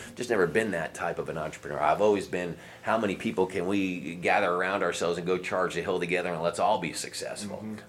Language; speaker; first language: English; native; English